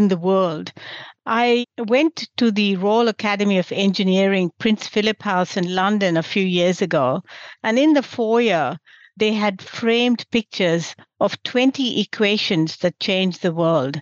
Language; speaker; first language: English; non-native, local second language; Gujarati